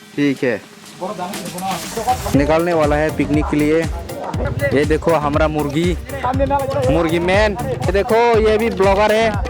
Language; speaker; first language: Hindi; non-native, local second language; Kok Borok